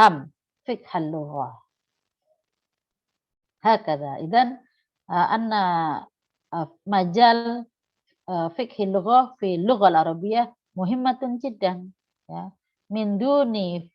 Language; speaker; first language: Arabic; non-native, learner; Indonesian